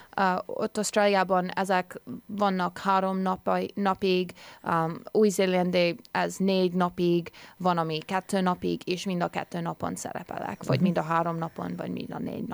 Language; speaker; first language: Hungarian; early bilingual, heritage; English